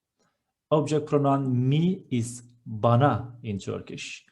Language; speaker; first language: English; non-native, fluent; Turkish